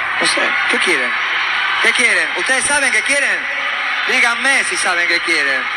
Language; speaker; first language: Spanish; native; Spanish